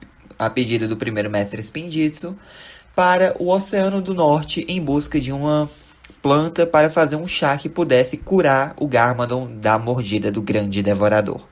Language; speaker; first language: Portuguese; native; Portuguese